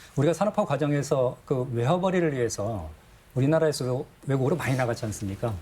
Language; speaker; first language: Korean; native; Korean